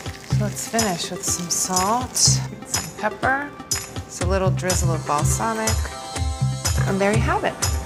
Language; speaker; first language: English; native; English